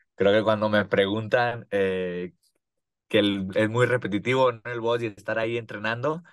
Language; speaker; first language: Spanish; native; Spanish